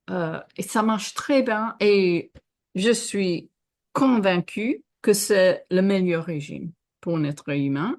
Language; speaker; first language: French; non-native, fluent; English